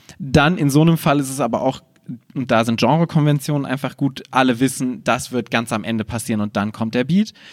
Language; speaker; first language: German; native; German